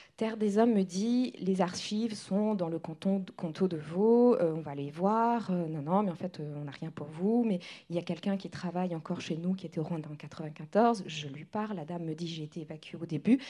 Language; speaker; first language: French; non-native, local second language; Kinyarwanda